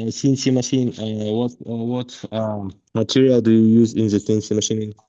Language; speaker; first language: English; non-native, learner; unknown